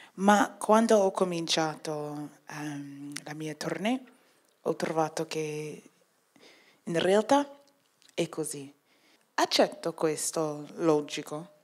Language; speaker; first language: Italian; non-native, fluent; English